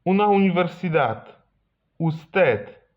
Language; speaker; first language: Spanish; non-native, fluent; Polish